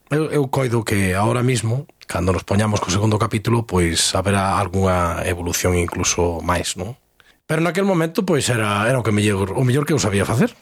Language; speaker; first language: Galician; native; Galician